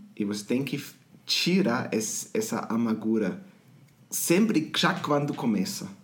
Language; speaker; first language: Portuguese; non-native, fluent; German